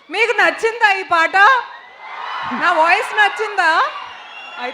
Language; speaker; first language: Telugu; non-native, fluent; Hindi